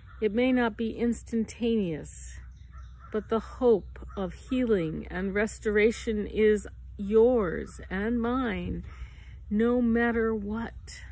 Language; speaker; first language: English; native; English